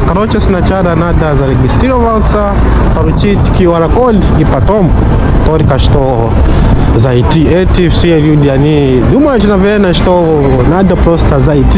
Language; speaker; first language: Russian; non-native, fluent; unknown